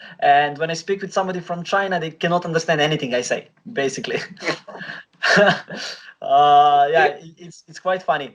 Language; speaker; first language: English; non-native, fluent; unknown